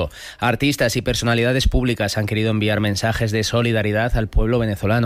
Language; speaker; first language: Spanish; native; Spanish